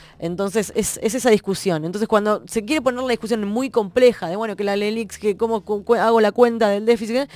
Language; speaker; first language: Spanish; native; Spanish